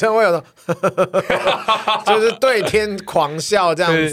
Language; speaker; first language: Chinese; native; Chinese